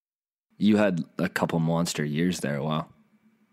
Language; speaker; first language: English; native; English